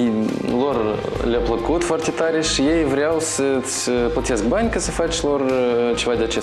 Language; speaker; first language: Romanian; non-native, local second language; Russian